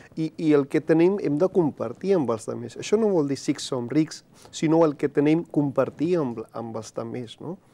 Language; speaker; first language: Catalan; non-native, fluent; Punjabi